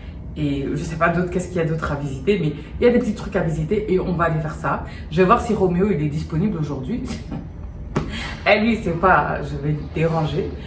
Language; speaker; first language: French; native; French